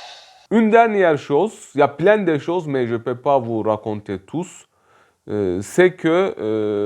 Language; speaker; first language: French; non-native, fluent; Turkish